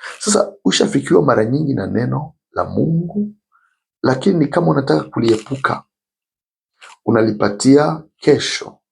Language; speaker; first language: Swahili; native; Swahili